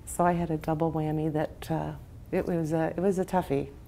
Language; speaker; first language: English; native; English